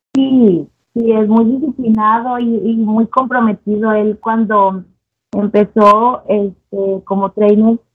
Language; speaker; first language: Spanish; native; Spanish